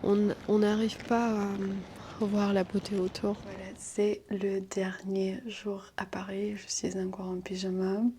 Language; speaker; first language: French; non-native, fluent; Armenian